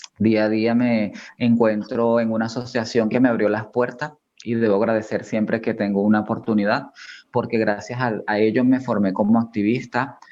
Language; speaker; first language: Spanish; native; Spanish